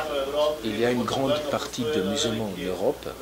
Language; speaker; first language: French; non-native, fluent; Serbian